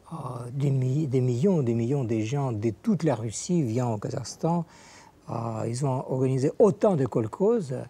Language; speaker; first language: French; non-native, fluent; Russian